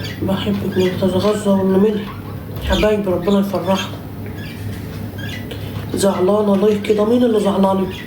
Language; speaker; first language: Arabic; native; Arabic